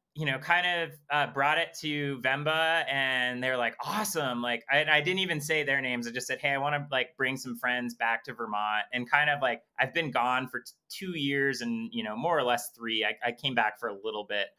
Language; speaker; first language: English; native; English